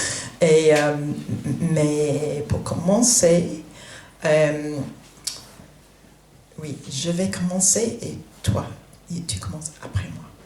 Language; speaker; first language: French; non-native, fluent; English